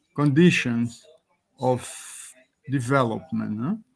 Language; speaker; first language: English; non-native, fluent; Portuguese